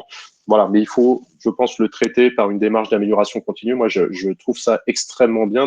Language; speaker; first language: French; native; French